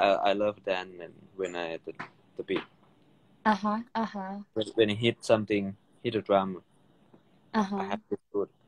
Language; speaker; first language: English; non-native, learner; Thai